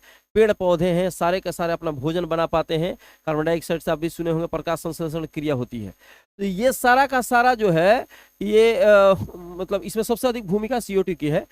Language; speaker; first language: Hindi; native; Hindi